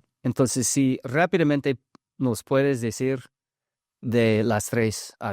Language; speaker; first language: Spanish; early bilingual, heritage; English